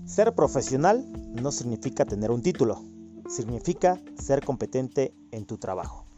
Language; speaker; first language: Spanish; native; Spanish